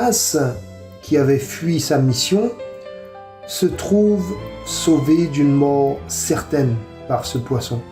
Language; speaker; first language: French; native; French